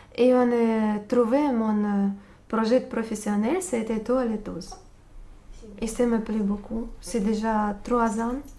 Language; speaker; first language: French; non-native, learner; Russian